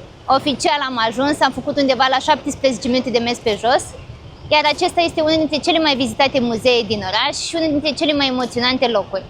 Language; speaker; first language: Romanian; native; Romanian